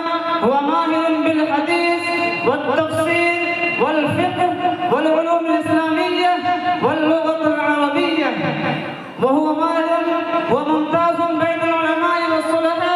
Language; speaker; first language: Arabic; non-native, learner; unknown